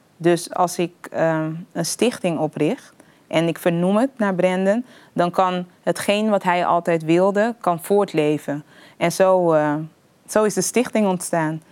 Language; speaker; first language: Dutch; early bilingual, other home language; Papiamento